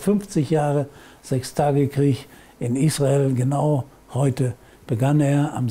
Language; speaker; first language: German; native; German